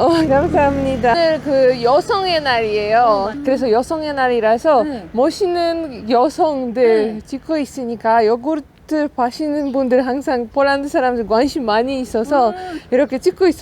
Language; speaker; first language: Korean; non-native, learner; Polish